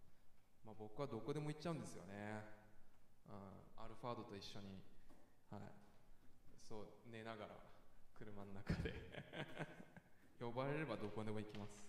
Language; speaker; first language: Japanese; native; Japanese